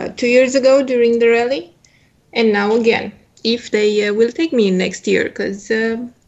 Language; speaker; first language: English; non-native, fluent; Romanian